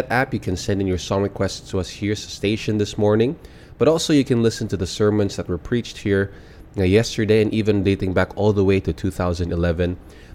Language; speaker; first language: English; non-native, local second language; Cebuano